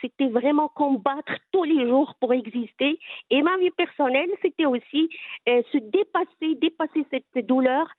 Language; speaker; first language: French; non-native, local second language; Arabic